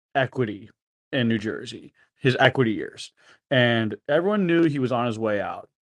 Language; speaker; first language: English; native; English